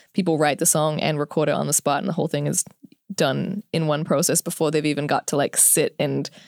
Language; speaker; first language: English; native; English